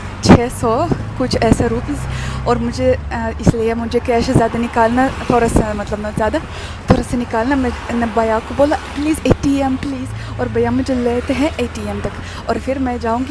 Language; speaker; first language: Hindi; non-native, learner; Russian